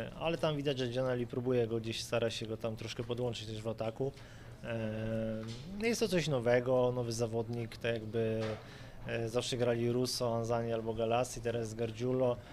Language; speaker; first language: Polish; native; Polish